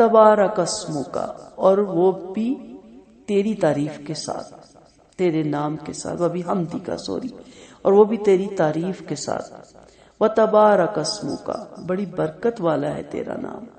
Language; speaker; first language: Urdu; native; Urdu